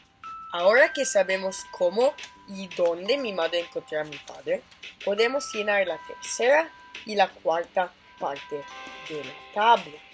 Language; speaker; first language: Spanish; non-native, fluent; English